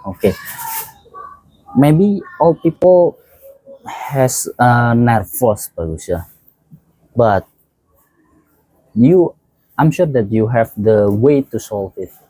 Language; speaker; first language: English; non-native, fluent; Indonesian